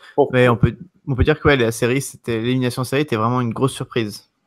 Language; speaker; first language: French; native; French